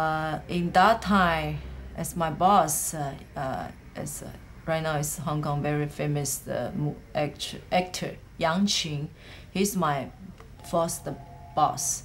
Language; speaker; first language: English; non-native, learner; Chinese